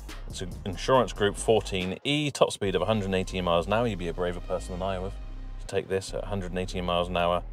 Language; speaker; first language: English; native; English